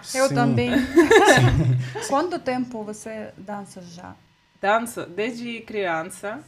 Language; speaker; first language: Portuguese; non-native, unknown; Russian